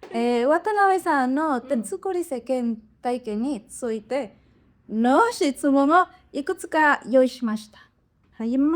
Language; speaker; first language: Japanese; non-native, learner; Spanish